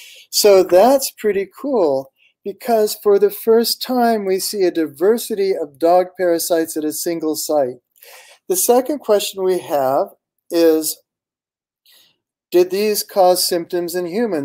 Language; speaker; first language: English; native; English